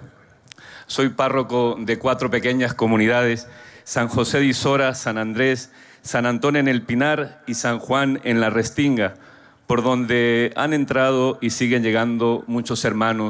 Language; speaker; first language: Spanish; native; Spanish